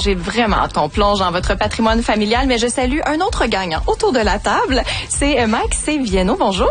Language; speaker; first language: French; native; French